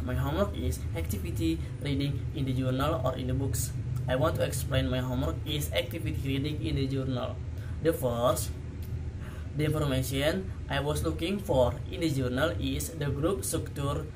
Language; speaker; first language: English; non-native, learner; Indonesian